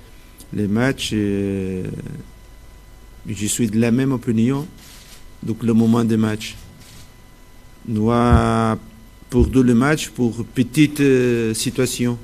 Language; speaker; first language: French; non-native, fluent; Portuguese